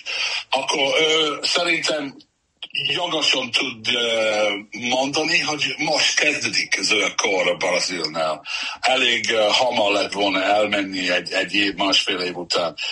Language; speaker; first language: Hungarian; early bilingual, heritage; Hungarian